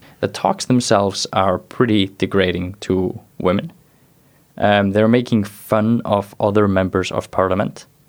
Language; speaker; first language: English; non-native, fluent; Icelandic